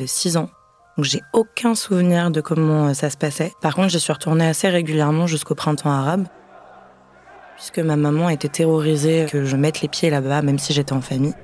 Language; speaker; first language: French; native; French